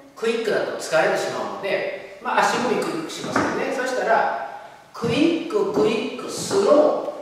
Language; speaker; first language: Japanese; native; Japanese